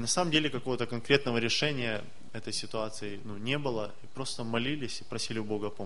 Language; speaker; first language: Russian; native; Russian